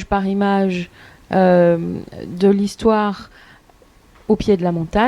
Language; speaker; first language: French; native; French